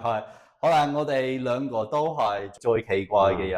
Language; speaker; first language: Cantonese; non-native, fluent; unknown